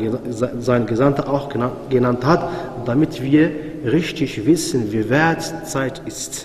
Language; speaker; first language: German; non-native, fluent; Arabic